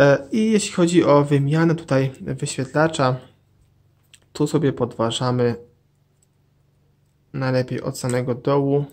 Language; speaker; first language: Polish; native; Polish